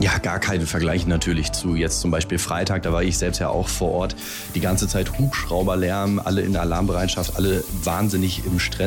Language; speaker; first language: German; native; German